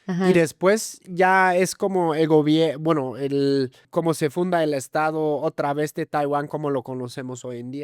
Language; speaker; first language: Spanish; native; Spanish